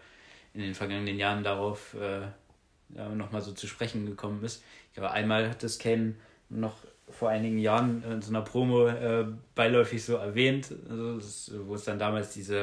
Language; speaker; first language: German; native; German